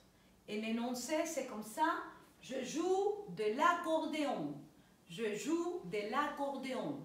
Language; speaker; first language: French; non-native, fluent; Spanish